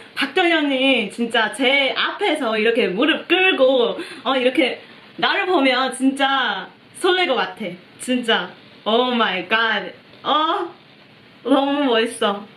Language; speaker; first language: Korean; non-native, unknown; Chinese